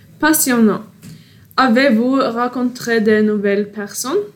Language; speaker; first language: French; non-native, learner; Norwegian